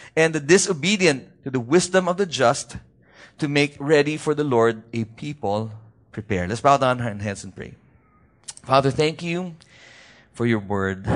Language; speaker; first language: English; non-native, local second language; Filipino